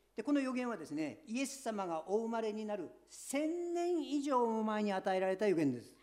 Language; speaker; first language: Japanese; native; Japanese